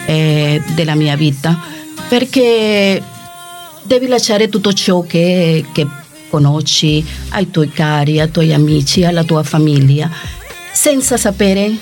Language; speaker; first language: Italian; non-native, fluent; Spanish